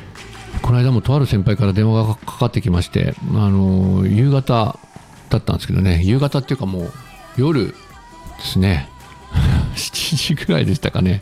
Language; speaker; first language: Japanese; native; Japanese